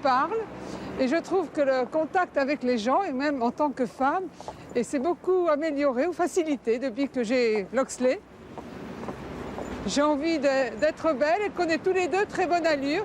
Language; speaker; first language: French; native; French